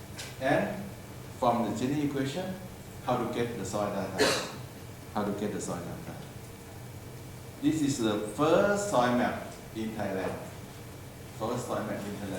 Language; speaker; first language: English; non-native, learner; Thai